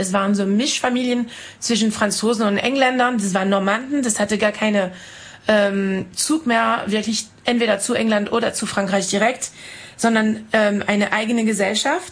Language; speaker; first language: German; non-native, fluent; French